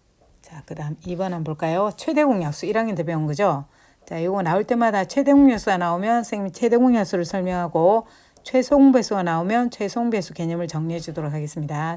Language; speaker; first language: Korean; native; Korean